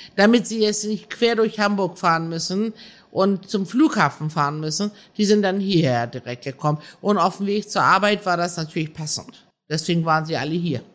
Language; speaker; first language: German; early bilingual, other home language; Persian